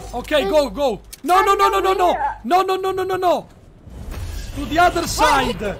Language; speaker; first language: English; non-native, learner; Italian